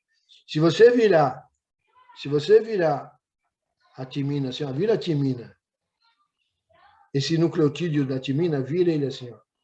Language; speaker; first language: Portuguese; native; Portuguese